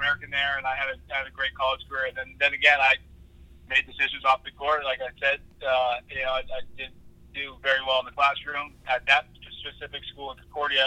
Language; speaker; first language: English; native; English